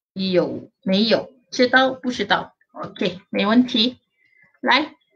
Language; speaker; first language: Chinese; non-native, local second language; Malay